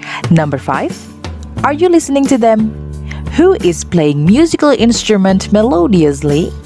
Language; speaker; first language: English; non-native, fluent; Indonesian